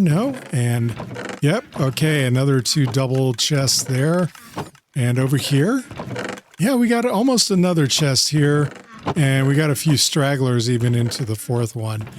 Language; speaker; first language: English; native; English